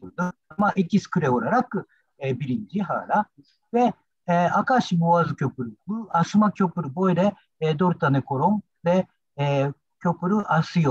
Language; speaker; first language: Turkish; non-native, learner; Japanese